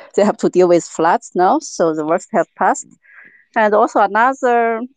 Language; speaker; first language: English; non-native, fluent; Chinese